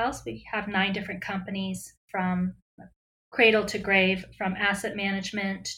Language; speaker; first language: English; native; English